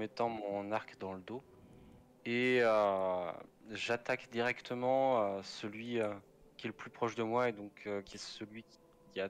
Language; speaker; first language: French; native; French